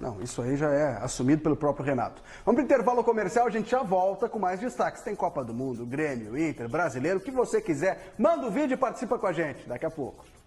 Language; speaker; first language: Portuguese; native; Portuguese